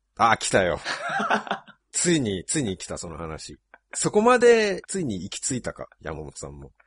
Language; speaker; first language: Japanese; native; Japanese